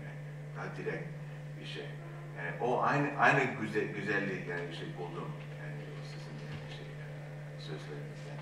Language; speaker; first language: Turkish; non-native, learner; English